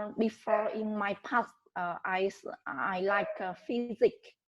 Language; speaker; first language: English; non-native, learner; Vietnamese